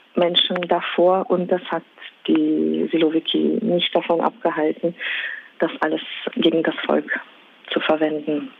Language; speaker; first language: German; non-native, fluent; Russian